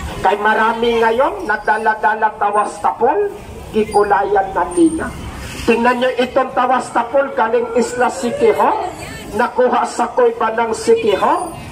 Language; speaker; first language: Filipino; non-native, local second language; Cebuano